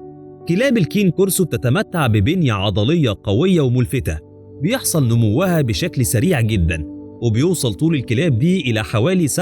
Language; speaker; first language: Arabic; native; Arabic